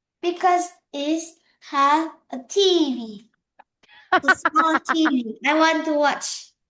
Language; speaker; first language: English; non-native, learner; Vietnamese